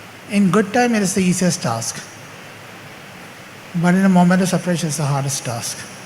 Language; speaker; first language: English; non-native, local second language; Malayalam